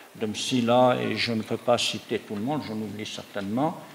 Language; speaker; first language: French; non-native, local second language; Arabic